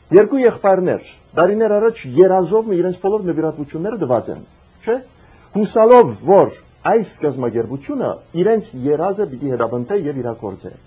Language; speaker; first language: Armenian; early bilingual, heritage; Armenian